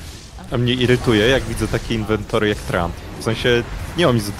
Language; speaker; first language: Polish; native; Polish